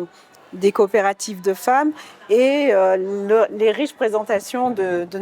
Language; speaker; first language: French; native; French